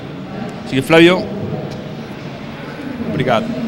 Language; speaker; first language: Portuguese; non-native, learner; Spanish